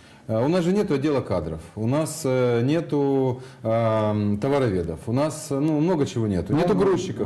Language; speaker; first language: Russian; native; Russian